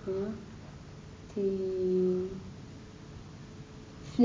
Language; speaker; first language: Dutch; non-native, learner; Arabic